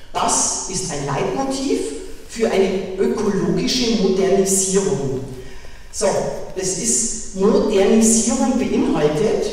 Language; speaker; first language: German; native; German